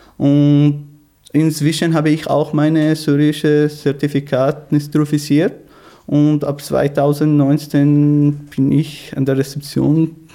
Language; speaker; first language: German; non-native, learner; Arabic